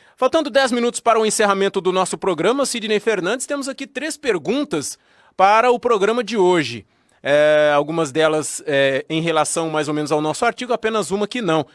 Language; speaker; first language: Portuguese; native; Portuguese